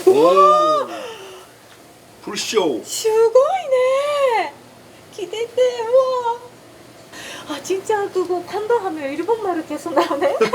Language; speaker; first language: Korean; non-native, learner; Japanese